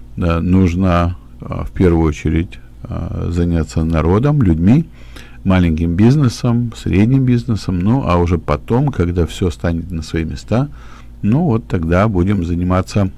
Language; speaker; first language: Russian; native; Russian